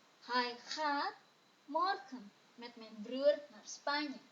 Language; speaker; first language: Dutch; non-native, fluent; Indonesian